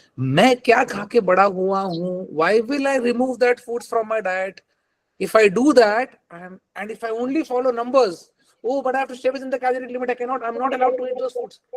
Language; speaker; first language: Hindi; non-native, local second language; Telugu